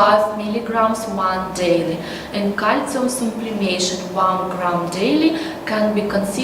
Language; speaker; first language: English; non-native, learner; Russian